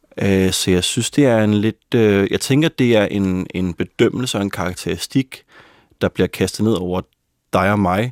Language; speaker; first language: Danish; native; Danish